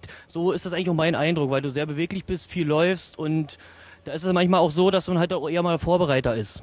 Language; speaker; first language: German; native; German